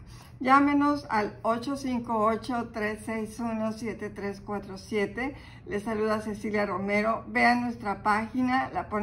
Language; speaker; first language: Spanish; native; Spanish